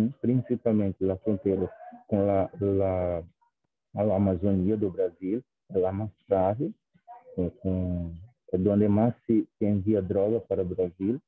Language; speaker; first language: Spanish; non-native, fluent; Portuguese